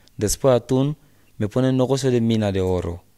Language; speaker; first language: Spanish; non-native, learner; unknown